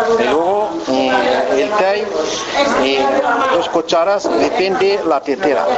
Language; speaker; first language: Spanish; non-native, learner; Arabic